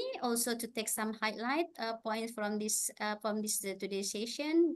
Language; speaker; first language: English; non-native, fluent; Indonesian